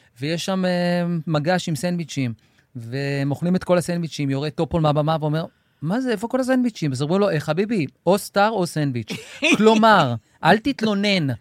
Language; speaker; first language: Hebrew; native; Hebrew